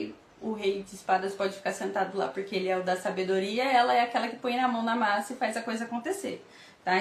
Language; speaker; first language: Portuguese; native; Portuguese